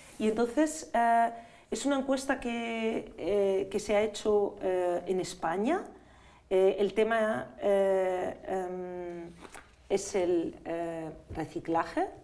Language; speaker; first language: Spanish; native; Spanish